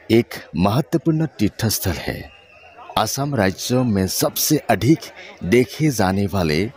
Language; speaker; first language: Hindi; non-native, local second language; Assamese